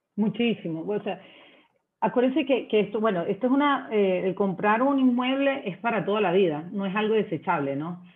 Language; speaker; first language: Spanish; native; Spanish